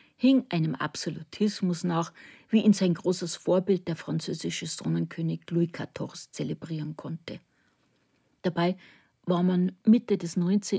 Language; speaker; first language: German; native; German